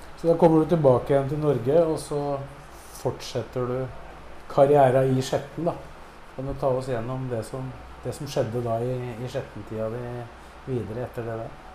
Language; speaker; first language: Norwegian; native; Norwegian